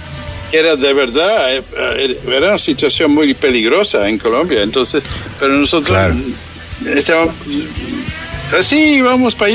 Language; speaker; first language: Spanish; early bilingual, heritage; English